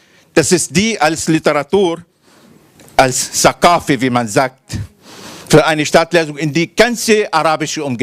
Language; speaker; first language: German; non-native, fluent; Arabic